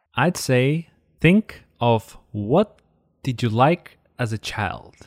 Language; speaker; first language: English; non-native, fluent; Russian